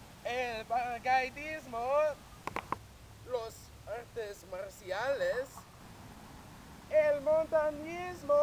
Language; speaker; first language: Spanish; non-native, learner; English